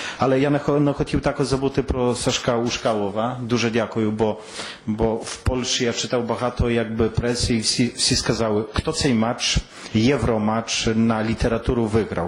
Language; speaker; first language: Polish; non-native, learner; Ukrainian